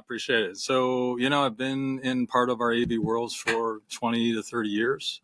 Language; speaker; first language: English; native; English